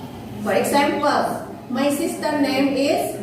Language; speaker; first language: English; non-native, learner; Indonesian